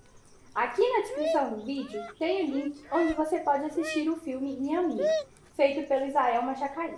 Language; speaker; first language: Portuguese; native; Portuguese